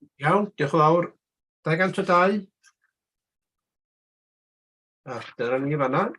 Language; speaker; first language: Welsh; native; Welsh